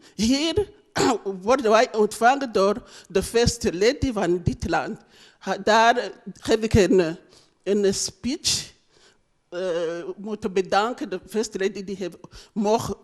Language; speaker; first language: Dutch; non-native, learner; Rundi